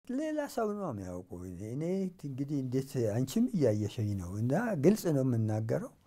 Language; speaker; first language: Amharic; non-native, local second language; Hadiyya